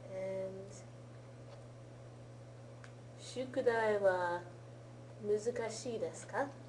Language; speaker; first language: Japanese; non-native, learner; English